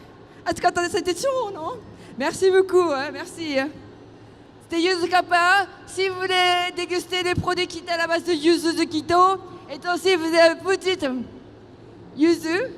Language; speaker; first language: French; non-native, fluent; Japanese